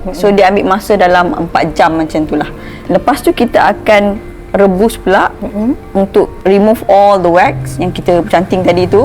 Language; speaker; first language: Malay; native; Malay